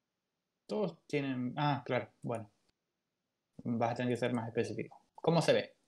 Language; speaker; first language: Spanish; native; Spanish